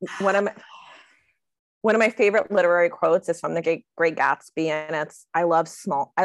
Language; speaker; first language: English; native; English